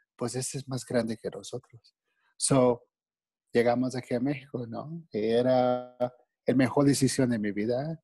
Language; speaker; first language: Spanish; non-native, fluent; English